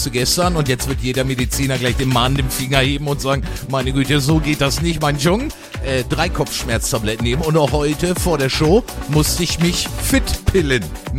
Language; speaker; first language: German; native; German